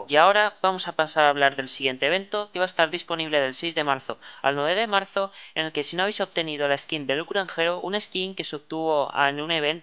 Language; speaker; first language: Spanish; native; Spanish